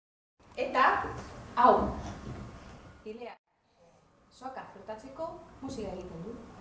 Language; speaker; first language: Basque; non-native, local second language; Spanish